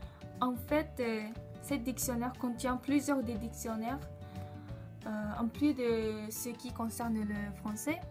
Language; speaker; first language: French; non-native, learner; Japanese